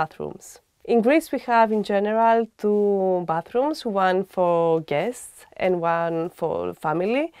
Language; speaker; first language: English; non-native, fluent; Greek